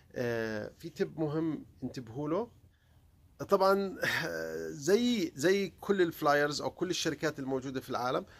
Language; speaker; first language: Arabic; native; Arabic